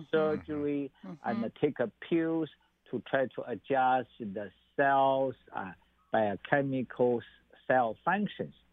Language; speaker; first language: English; non-native, learner; Chinese